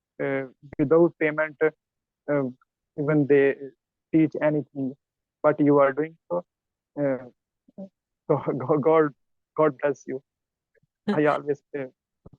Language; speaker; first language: English; non-native, learner; Urdu